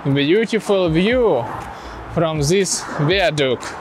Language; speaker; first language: English; non-native, learner; Russian